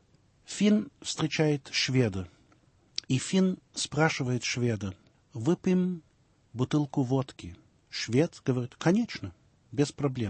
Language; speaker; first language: Russian; early bilingual, heritage; Russian